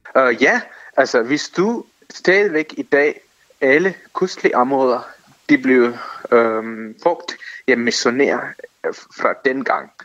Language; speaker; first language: Danish; non-native, fluent; Tamil